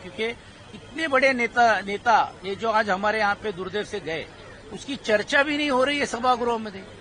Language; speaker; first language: Hindi; non-native, local second language; Marathi